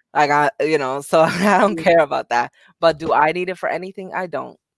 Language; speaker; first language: English; native; English